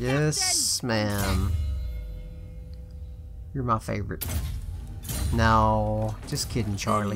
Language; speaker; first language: English; native; English